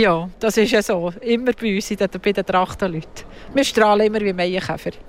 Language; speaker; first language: German; native; German